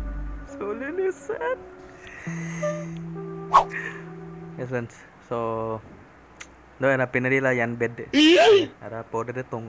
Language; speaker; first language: Tamil; non-native, learner; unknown